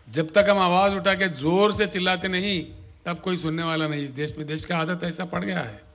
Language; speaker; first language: Hindi; non-native, local second language; Telugu